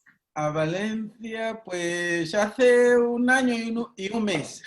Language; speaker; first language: Spanish; non-native, fluent; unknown